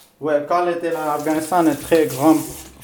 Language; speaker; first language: French; non-native, learner; Pashto